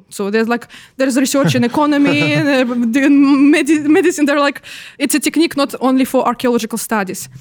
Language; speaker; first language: English; non-native, fluent; Russian